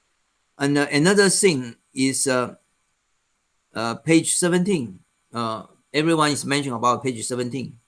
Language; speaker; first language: English; non-native, fluent; Chinese